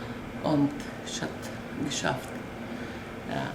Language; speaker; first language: German; non-native, learner; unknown